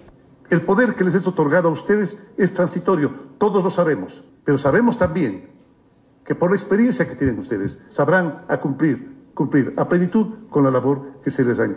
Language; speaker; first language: Spanish; native; Spanish